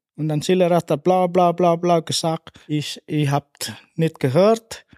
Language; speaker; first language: German; non-native, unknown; Indonesian